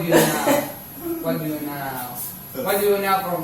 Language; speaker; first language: English; non-native, learner; Indonesian